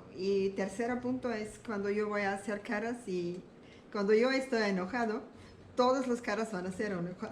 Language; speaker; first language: Spanish; non-native, learner; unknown